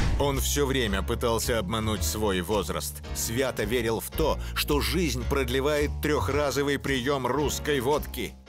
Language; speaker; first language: Russian; native; Russian